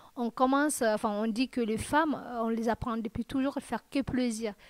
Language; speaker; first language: French; non-native, local second language; Fula